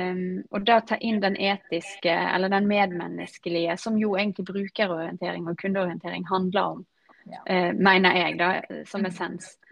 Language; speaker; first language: Norwegian; native; Norwegian